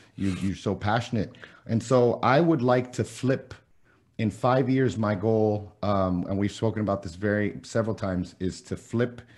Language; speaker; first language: English; early bilingual, other home language; Spanish